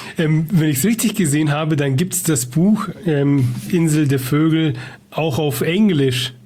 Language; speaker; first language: German; native; German